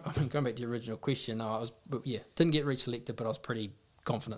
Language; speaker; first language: English; native; English